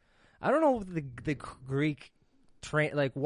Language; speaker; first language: English; native; English